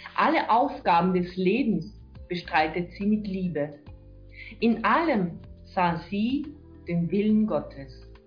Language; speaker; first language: German; native; German